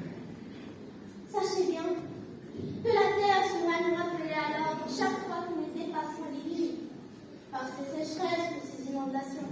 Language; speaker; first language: French; non-native, local second language; Arabic